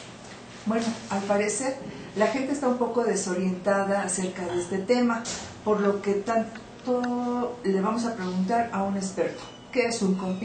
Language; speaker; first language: Spanish; native; Spanish